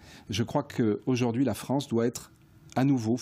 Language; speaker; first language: French; native; French